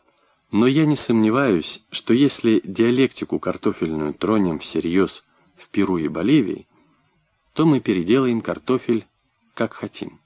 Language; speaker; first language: Russian; native; Russian